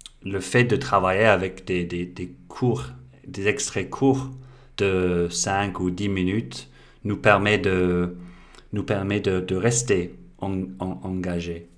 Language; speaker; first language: French; non-native, fluent; English